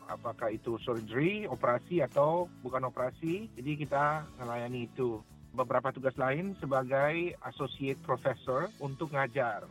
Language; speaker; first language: Indonesian; native; Indonesian